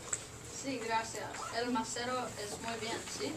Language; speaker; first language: Spanish; non-native, learner; English